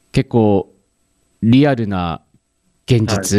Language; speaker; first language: Japanese; native; Japanese